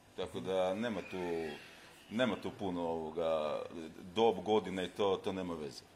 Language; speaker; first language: Croatian; native; Croatian